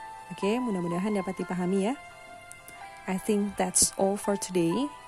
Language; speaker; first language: English; non-native, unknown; Indonesian